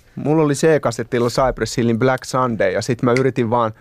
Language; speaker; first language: Finnish; native; Finnish